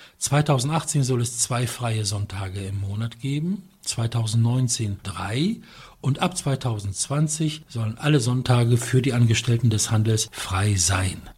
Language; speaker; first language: German; non-native, fluent; Polish